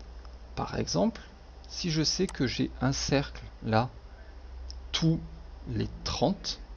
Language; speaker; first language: French; native; French